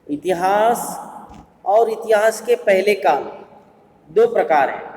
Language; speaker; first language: Hindi; non-native, local second language; Kannada